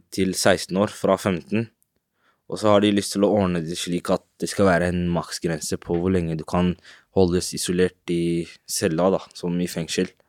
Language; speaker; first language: Norwegian; native; Norwegian